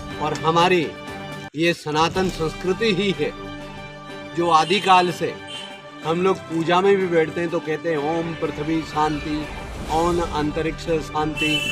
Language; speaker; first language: Hindi; native; Hindi